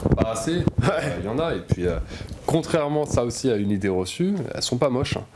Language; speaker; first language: French; native; French